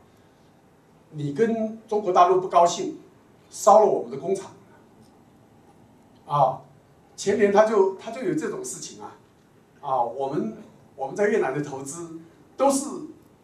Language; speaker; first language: Chinese; native; Chinese